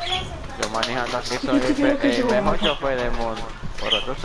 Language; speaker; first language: Spanish; native; Spanish